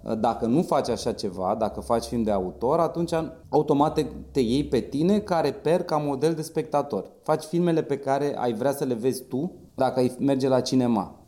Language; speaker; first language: Romanian; native; Romanian